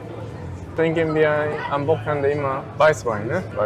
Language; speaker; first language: German; non-native, learner; Japanese